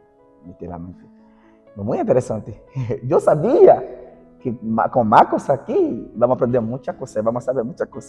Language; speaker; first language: Spanish; non-native, fluent; Portuguese